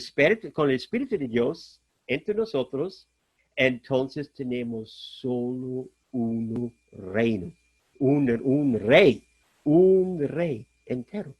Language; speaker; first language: Spanish; non-native, fluent; German